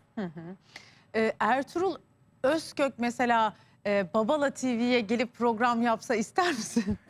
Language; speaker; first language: Turkish; native; Turkish